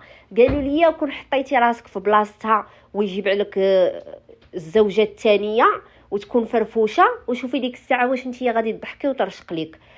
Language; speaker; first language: Arabic; native; Arabic